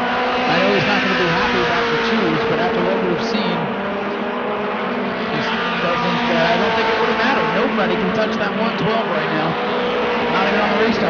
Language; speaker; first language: English; native; English